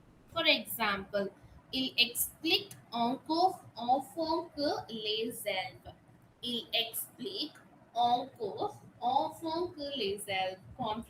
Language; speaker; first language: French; non-native, fluent; Tamil